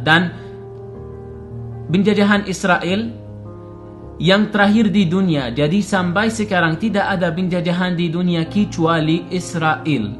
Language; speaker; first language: Indonesian; non-native, fluent; Arabic